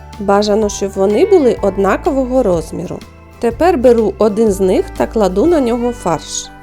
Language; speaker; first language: Ukrainian; native; Ukrainian